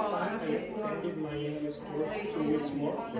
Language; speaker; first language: English; non-native, learner; Spanish